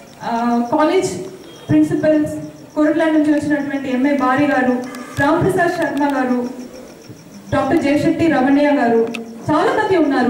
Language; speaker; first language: Telugu; native; Telugu